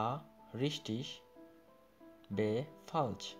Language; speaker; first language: German; non-native, fluent; Bangla